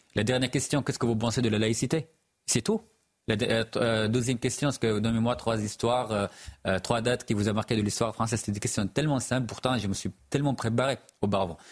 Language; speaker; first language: French; non-native, fluent; Arabic